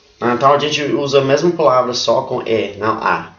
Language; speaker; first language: Portuguese; non-native, fluent; English